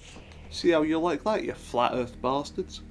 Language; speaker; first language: English; native; English